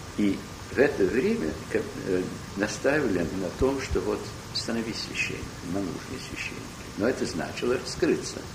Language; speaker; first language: Russian; early bilingual, heritage; Russian